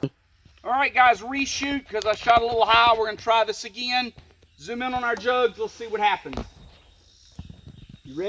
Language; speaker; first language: English; native; English